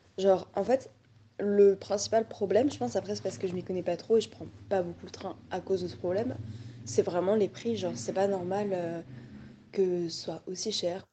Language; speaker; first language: French; native; French